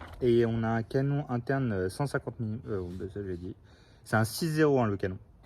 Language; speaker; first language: French; native; French